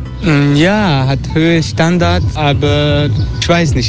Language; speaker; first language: German; non-native, learner; Turkish